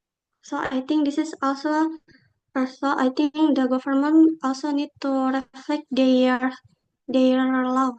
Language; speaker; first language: English; non-native, local second language; Indonesian